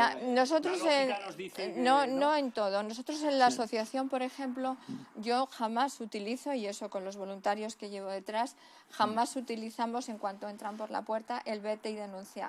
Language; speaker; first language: Spanish; native; Spanish